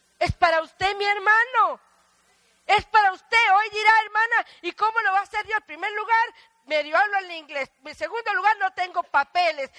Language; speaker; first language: Spanish; native; Spanish